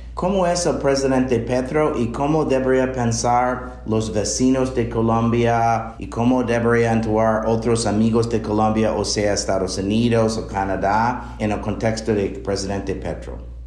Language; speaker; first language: Spanish; non-native, fluent; English